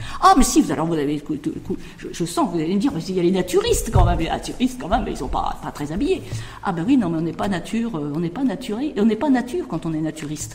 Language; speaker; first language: French; native; French